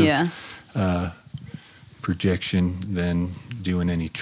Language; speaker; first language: English; native; English